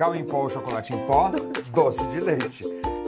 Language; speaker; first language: Portuguese; native; Portuguese